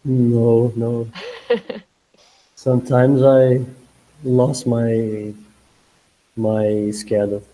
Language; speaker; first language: English; non-native, learner; Portuguese